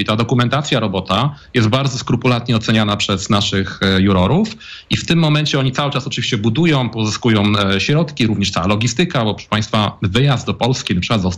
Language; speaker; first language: Polish; native; Polish